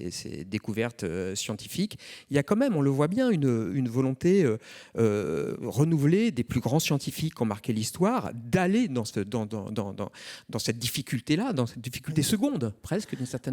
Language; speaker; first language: French; native; French